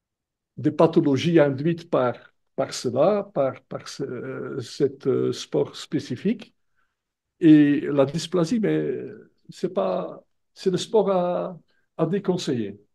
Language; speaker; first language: French; non-native, local second language; Dutch